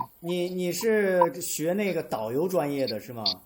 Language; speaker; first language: Chinese; native; Chinese